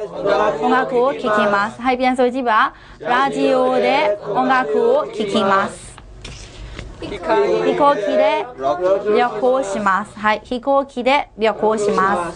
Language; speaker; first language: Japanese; non-native, fluent; Burmese